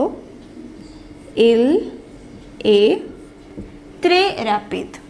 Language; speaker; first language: French; non-native, fluent; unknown